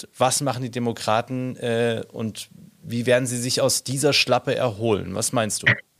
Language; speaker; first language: German; native; German